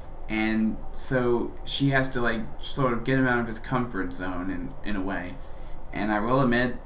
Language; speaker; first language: English; native; English